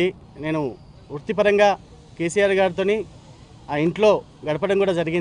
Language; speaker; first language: Telugu; native; Telugu